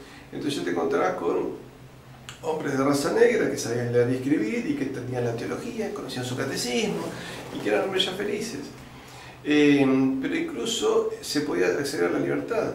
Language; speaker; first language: Spanish; native; Spanish